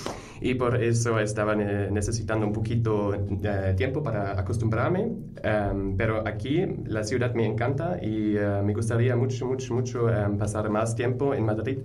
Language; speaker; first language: Spanish; non-native, fluent; German